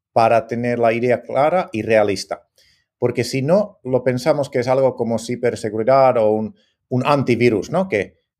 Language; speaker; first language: Spanish; non-native, fluent; Finnish